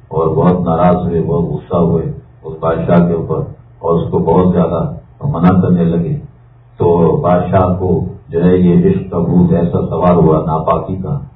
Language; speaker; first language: Urdu; native; Urdu